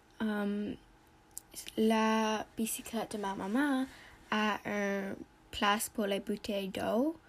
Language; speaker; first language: French; non-native, learner; English